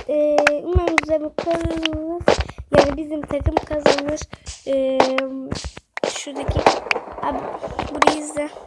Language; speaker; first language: Turkish; native; Turkish